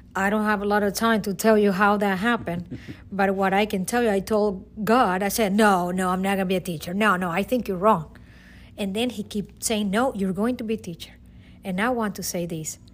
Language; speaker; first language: English; non-native, fluent; Spanish